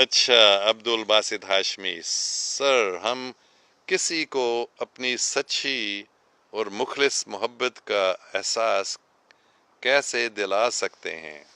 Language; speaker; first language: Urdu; non-native, fluent; English